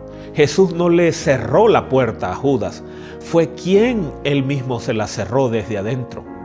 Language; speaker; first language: Spanish; native; Spanish